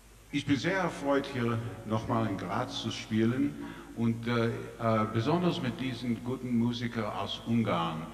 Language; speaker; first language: German; non-native, learner; English